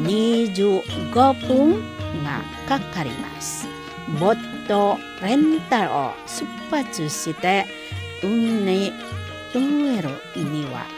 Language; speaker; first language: Japanese; non-native, fluent; Indonesian